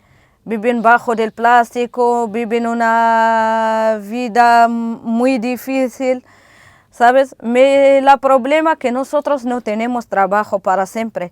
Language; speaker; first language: Spanish; non-native, learner; Arabic